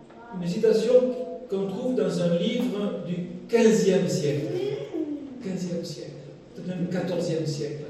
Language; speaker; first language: French; native; French